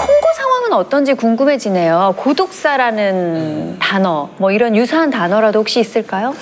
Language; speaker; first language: Korean; native; Korean